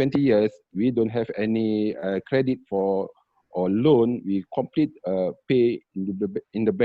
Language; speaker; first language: English; non-native, learner; Malay